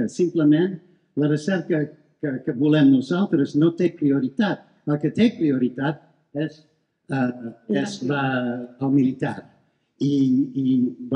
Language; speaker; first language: Catalan; non-native, fluent; English